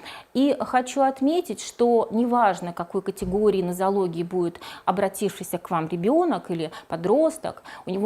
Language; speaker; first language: Russian; native; Russian